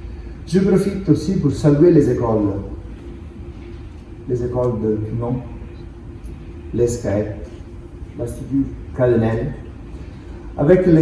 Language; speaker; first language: French; non-native, fluent; Italian